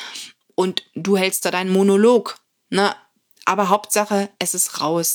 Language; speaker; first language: German; native; German